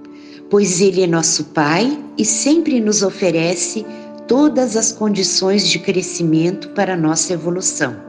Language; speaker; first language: Portuguese; native; Portuguese